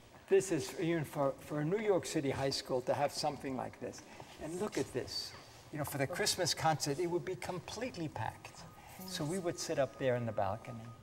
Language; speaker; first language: English; early bilingual, other home language; German